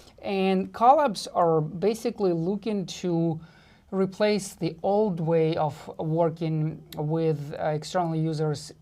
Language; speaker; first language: English; non-native, fluent; Russian